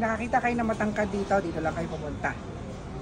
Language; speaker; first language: Filipino; native; Filipino